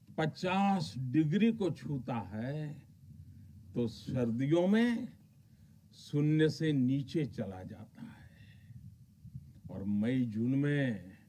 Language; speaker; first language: Hindi; non-native, local second language; Gujarati